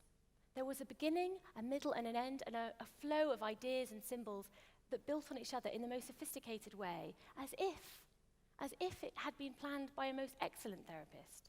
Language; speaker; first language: English; native; English